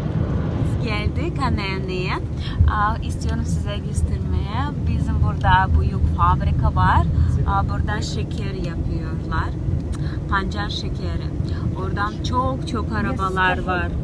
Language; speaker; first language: Turkish; non-native, learner; Russian